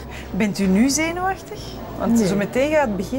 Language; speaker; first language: Dutch; native; Dutch